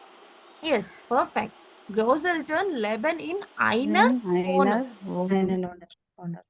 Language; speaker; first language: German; non-native, learner; Malayalam